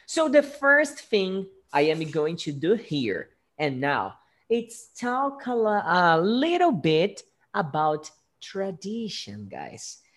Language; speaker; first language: English; non-native, fluent; Portuguese